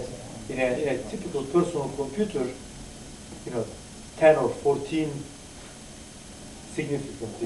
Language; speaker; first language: English; non-native, fluent; Turkish